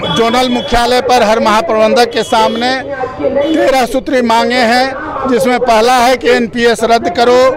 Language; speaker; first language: Hindi; native; Hindi